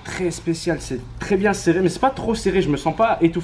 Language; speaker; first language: French; native; French